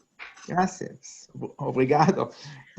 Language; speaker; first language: Spanish; non-native, fluent; Italian